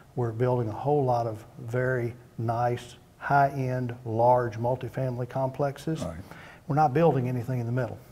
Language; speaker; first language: English; native; English